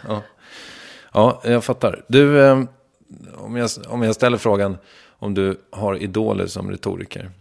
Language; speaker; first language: Swedish; native; Swedish